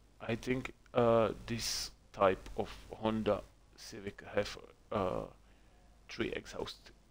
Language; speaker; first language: English; non-native, learner; Czech